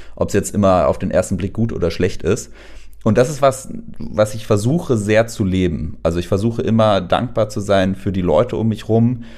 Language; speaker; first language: German; native; German